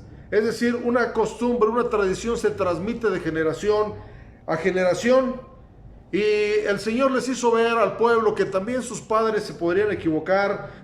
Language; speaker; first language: Spanish; native; Spanish